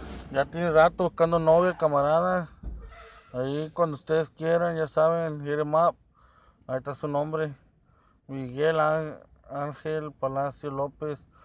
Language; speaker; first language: Spanish; early bilingual, heritage; Spanish